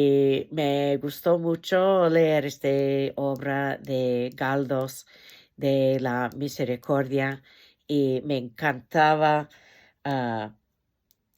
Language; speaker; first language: Spanish; non-native, fluent; English